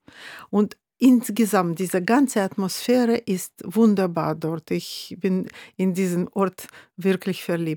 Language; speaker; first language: German; non-native, fluent; Russian